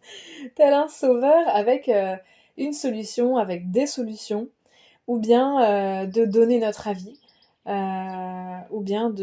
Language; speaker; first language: French; native; French